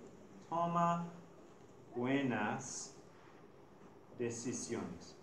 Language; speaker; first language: Spanish; non-native, fluent; English